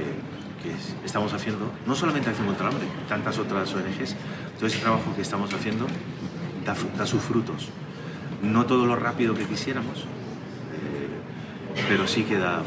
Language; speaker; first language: Spanish; native; Spanish